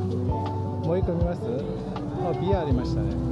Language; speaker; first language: Japanese; non-native, fluent; Chinese